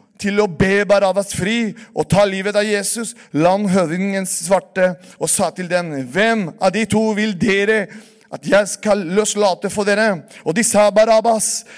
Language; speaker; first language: Norwegian; non-native, fluent; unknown